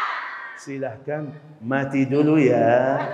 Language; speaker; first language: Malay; non-native, fluent; Arabic